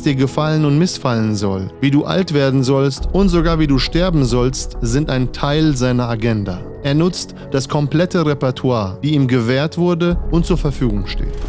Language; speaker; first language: German; native; German